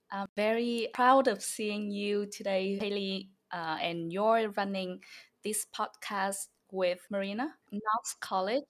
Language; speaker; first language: English; non-native, fluent; Vietnamese